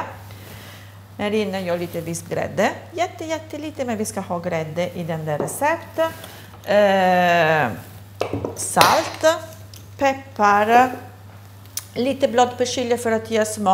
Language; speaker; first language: Swedish; non-native, fluent; Italian